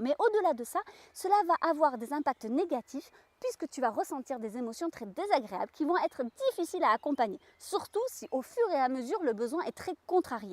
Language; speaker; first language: French; native; French